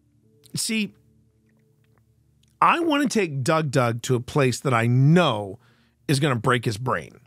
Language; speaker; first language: English; native; English